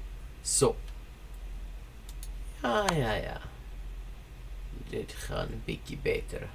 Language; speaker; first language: Dutch; non-native, learner; English